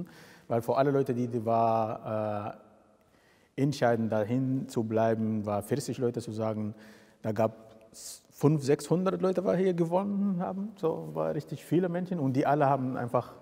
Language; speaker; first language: German; non-native, fluent; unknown